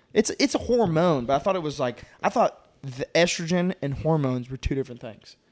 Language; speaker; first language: English; native; English